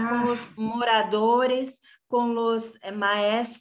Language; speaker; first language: Spanish; non-native, learner; Portuguese